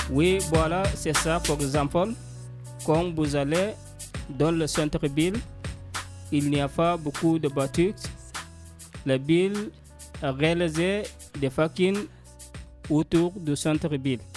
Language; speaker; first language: French; non-native, learner; Portuguese